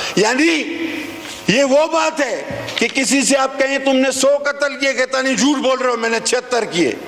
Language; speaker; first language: Urdu; non-native, local second language; Sindhi